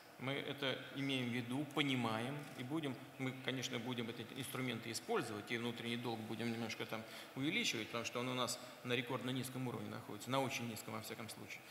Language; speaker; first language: Russian; native; Russian